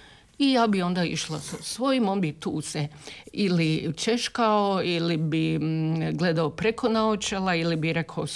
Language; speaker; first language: Serbian; native; Serbian